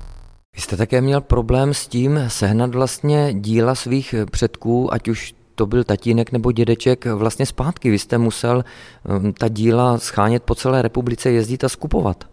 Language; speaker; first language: Czech; native; Czech